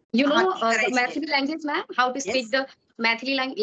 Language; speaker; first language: English; non-native, learner; Maithili